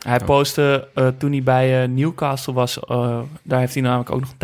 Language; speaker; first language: Dutch; native; Dutch